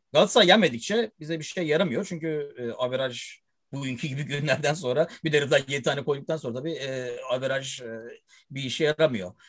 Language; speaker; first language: Turkish; early bilingual, heritage; Turkish